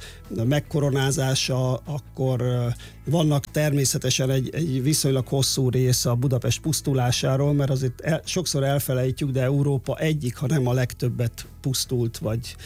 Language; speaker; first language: Hungarian; native; Hungarian